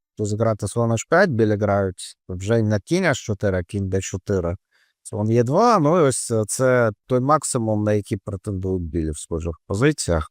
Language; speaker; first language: Ukrainian; non-native, local second language; Russian